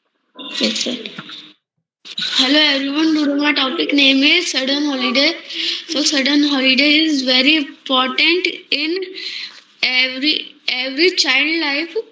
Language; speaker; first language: English; non-native, learner; Hindi